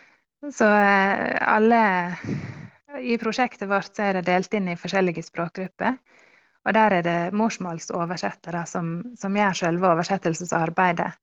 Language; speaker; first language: Norwegian; early bilingual, heritage; Norwegian